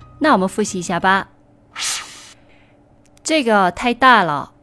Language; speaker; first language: Chinese; non-native, fluent; Korean